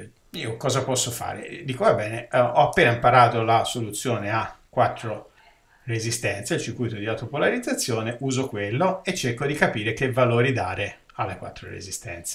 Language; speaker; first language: Italian; native; Italian